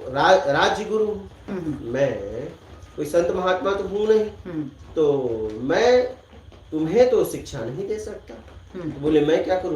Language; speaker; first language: Hindi; native; Hindi